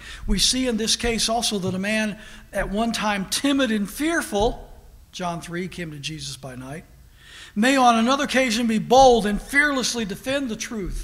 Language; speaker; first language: English; native; English